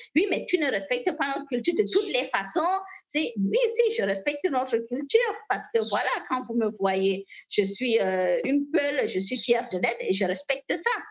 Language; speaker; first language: French; non-native, local second language; Fula